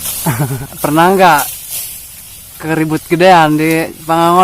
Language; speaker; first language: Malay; non-native, local second language; Sundanese